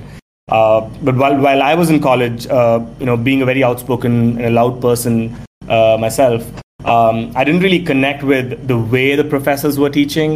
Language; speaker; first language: English; non-native, local second language; Tamil